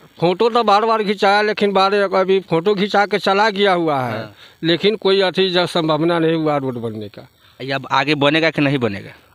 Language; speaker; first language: Hindi; native; Hindi